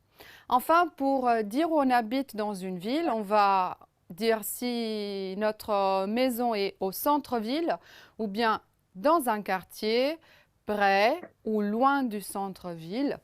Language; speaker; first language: French; non-native, fluent; Romanian